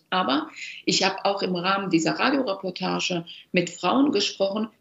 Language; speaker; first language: German; early bilingual, other home language; Persian